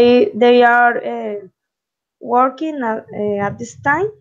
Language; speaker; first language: English; non-native, learner; Spanish